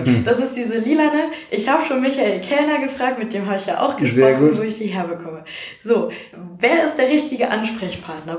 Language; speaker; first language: German; native; German